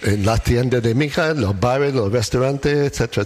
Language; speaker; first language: Spanish; non-native, learner; English